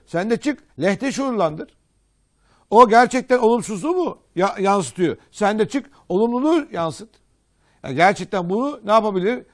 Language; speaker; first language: Turkish; native; Turkish